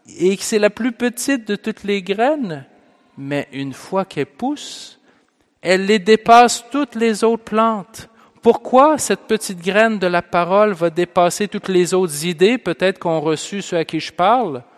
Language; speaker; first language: French; native; French